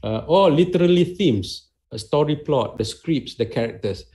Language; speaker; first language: English; non-native, local second language; Malay